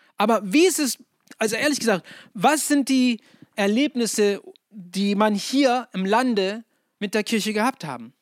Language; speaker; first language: German; non-native, fluent; English